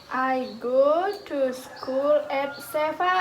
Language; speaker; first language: English; non-native, learner; Indonesian